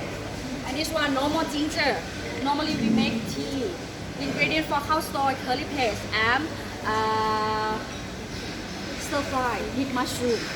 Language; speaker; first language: English; non-native, learner; Thai